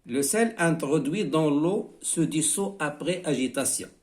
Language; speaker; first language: French; non-native, local second language; Arabic